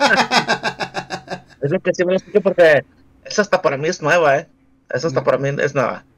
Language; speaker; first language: Spanish; native; Spanish